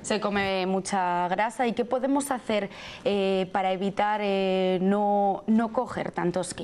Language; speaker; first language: Spanish; native; Spanish